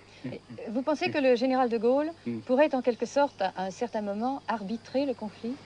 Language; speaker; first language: French; native; French